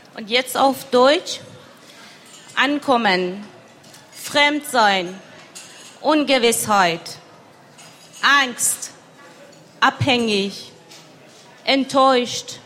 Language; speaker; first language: German; non-native, learner; Persian